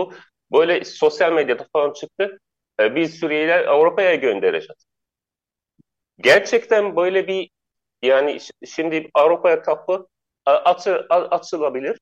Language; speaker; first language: Turkish; non-native, learner; Arabic